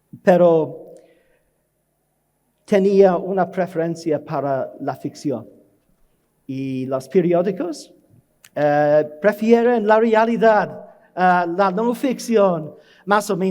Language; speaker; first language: Spanish; non-native, learner; English